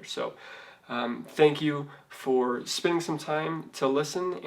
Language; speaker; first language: English; native; English